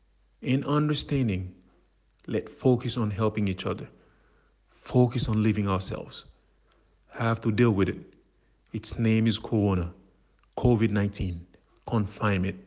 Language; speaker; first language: English; non-native, fluent; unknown